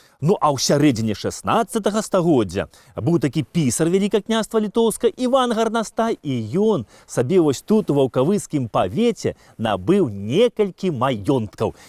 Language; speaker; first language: Belarusian; native; Belarusian